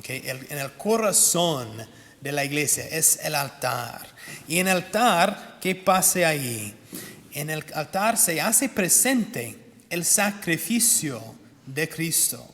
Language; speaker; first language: Spanish; non-native, fluent; English